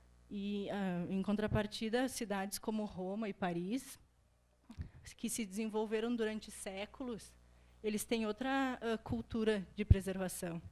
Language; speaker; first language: Portuguese; native; Portuguese